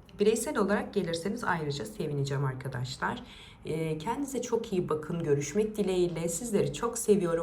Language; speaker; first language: Turkish; native; Turkish